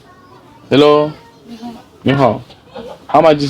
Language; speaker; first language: English; non-native, fluent; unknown